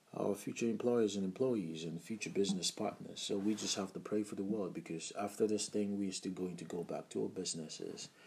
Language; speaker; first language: English; non-native, local second language; Igbo